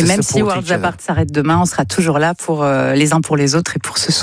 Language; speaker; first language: French; native; French